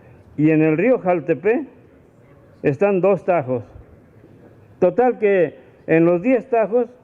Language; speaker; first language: Spanish; native; Spanish